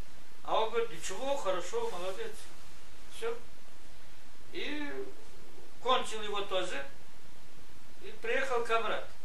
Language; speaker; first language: Russian; non-native, local second language; Gagauz